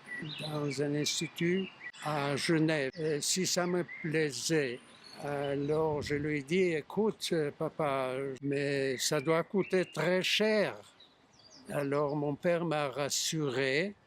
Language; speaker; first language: French; non-native, fluent; Yiddish